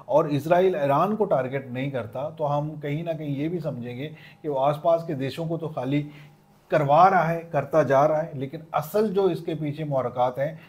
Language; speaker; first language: Urdu; non-native, local second language; Punjabi